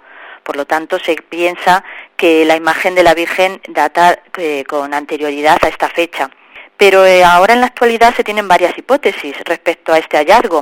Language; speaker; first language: Spanish; native; Spanish